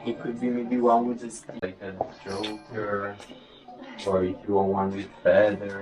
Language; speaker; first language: English; non-native, fluent; Italian